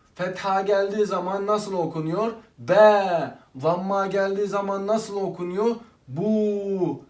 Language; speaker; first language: Turkish; non-native, fluent; Arabic